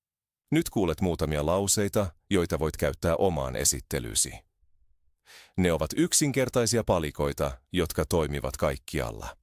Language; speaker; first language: Finnish; non-native, fluent; Spanish